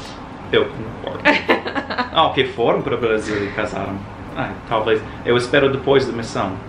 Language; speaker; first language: Portuguese; non-native, fluent; English